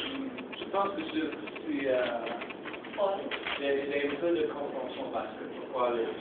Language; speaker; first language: French; non-native, learner; English